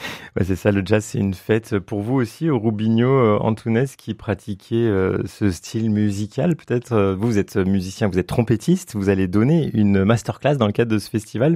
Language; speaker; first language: French; native; French